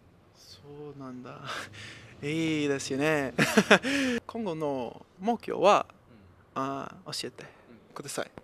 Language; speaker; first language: Japanese; non-native, learner; English